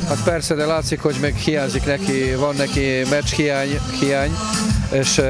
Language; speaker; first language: Hungarian; non-native, fluent; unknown